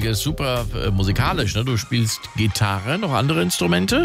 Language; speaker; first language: German; native; German